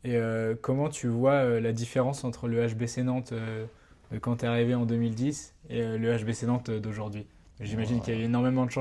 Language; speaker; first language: French; native; French